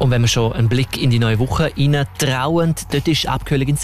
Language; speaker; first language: German; native; German